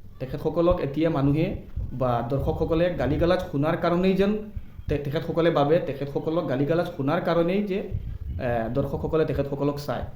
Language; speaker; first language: Assamese; non-native, local second language; Bangla